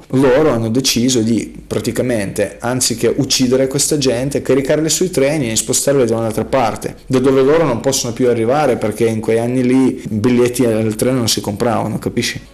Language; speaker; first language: Italian; non-native, fluent; Russian